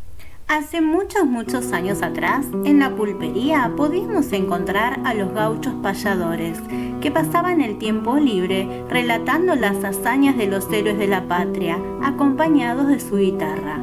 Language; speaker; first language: Spanish; native; Spanish